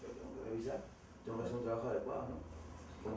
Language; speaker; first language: Spanish; native; Spanish